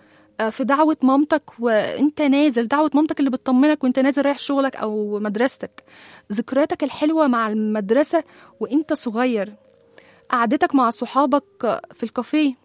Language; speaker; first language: Arabic; native; Arabic